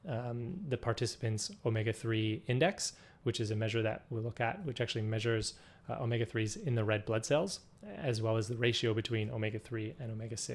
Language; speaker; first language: English; native; English